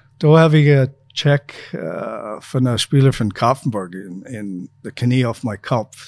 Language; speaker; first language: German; non-native, fluent; English